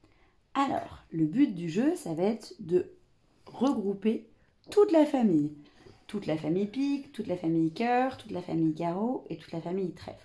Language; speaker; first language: French; native; French